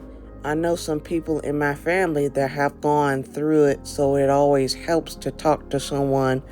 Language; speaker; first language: English; native; English